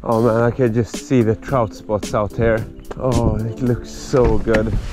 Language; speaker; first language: English; non-native, fluent; Swedish